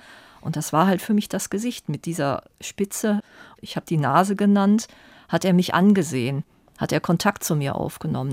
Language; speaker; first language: German; native; German